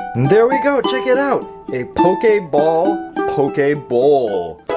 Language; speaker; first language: English; native; English